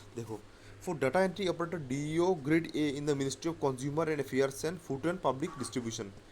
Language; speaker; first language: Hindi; non-native, local second language; Assamese